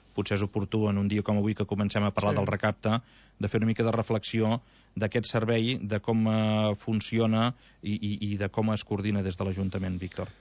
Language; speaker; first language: Catalan; native; Catalan